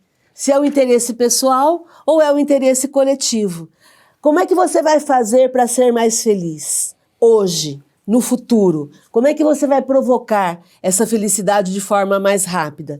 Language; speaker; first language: Portuguese; native; Portuguese